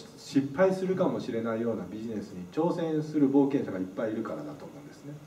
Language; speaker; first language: Japanese; native; Japanese